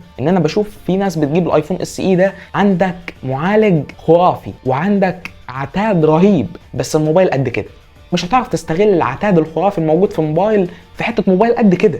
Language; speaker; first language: Arabic; native; Arabic